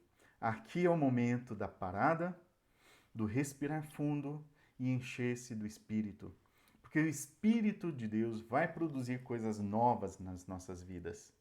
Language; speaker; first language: Portuguese; native; Portuguese